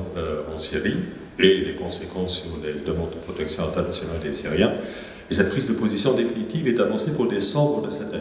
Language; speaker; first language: French; native; French